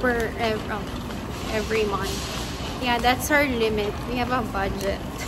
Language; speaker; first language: English; non-native, local second language; Filipino